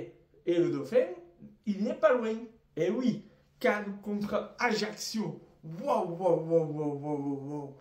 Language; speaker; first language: French; native; French